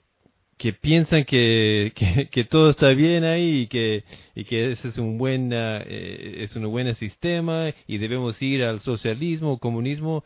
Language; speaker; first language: Spanish; non-native, fluent; English